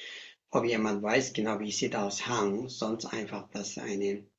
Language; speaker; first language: German; non-native, learner; Tibetan